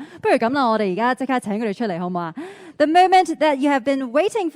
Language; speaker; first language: Cantonese; native; Cantonese